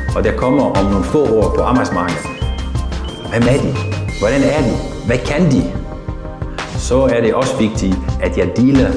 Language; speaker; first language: Danish; non-native, fluent; French